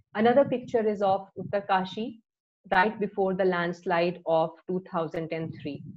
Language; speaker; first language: English; non-native, local second language; Hindi